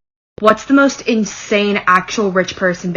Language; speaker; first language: English; native; English